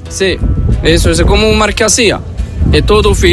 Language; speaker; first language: Spanish; non-native, learner; Arabic